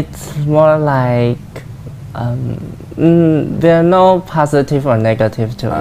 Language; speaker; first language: English; non-native, learner; Chinese